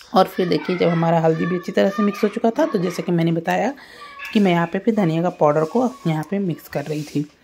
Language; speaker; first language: Hindi; native; Hindi